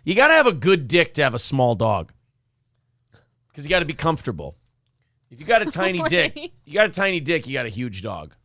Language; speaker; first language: English; native; English